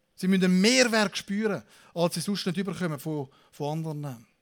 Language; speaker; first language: German; native; German